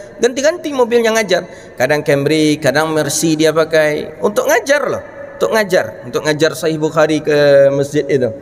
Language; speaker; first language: Malay; non-native, local second language; Minangkabau